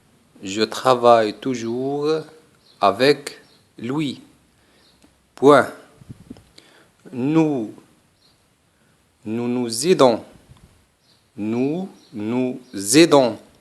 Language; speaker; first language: French; non-native, fluent; Arabic